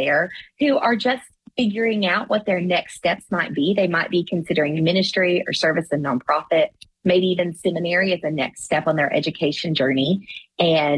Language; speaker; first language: English; native; English